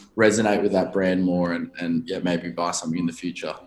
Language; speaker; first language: English; native; English